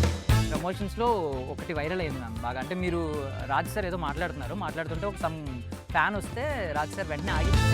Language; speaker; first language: Telugu; native; Telugu